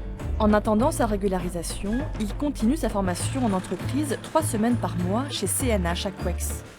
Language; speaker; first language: French; native; French